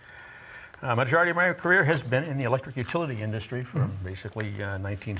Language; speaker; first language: English; native; English